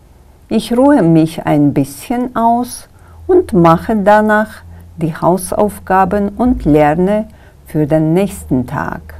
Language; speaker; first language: German; non-native, fluent; Kyrgyz